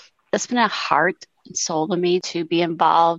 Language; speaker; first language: English; native; English